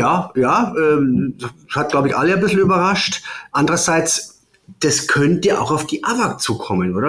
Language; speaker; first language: German; native; German